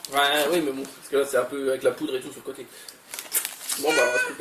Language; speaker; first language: French; native; French